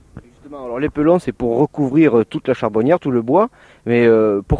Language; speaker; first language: French; native; French